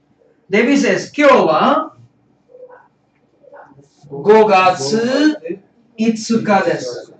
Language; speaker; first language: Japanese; non-native, fluent; Tamil